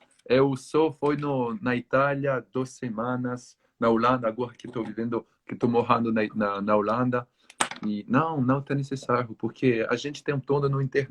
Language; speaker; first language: Portuguese; non-native, learner; French